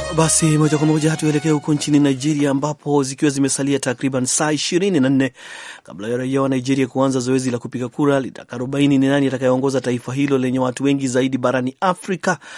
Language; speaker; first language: Swahili; non-native, local second language; Kikuyu